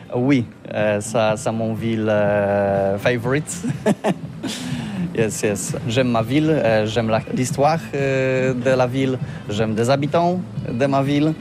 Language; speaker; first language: French; non-native, learner; Polish